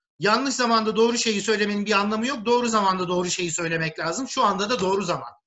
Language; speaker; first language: Turkish; native; Turkish